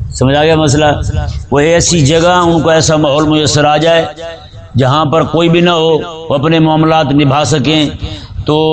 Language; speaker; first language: Urdu; native; Urdu